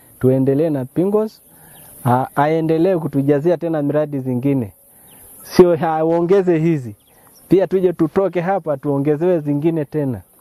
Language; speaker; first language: Swahili; non-native, local second language; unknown